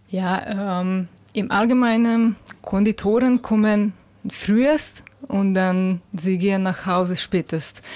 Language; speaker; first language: German; non-native, learner; Hungarian